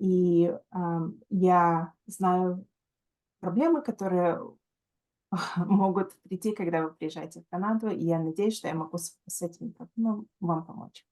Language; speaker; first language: Russian; early bilingual, heritage; Russian